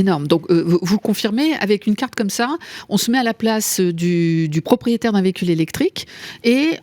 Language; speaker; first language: French; native; French